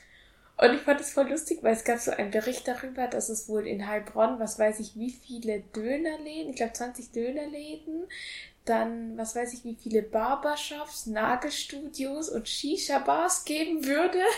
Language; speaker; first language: German; native; German